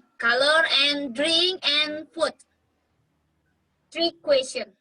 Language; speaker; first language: English; non-native, learner; Indonesian